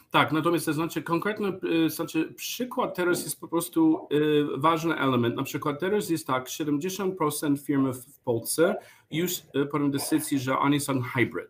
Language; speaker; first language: Polish; non-native, learner; English